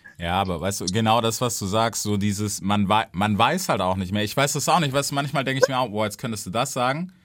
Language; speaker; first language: German; early bilingual, other home language; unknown